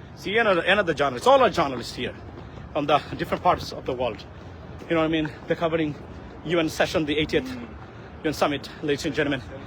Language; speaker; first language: English; non-native, local second language; Bangla